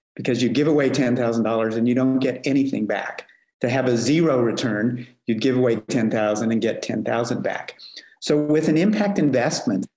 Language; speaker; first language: English; native; English